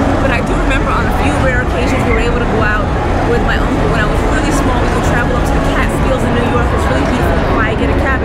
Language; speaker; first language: English; native; English